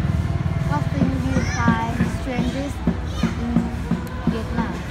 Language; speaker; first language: English; non-native, learner; Vietnamese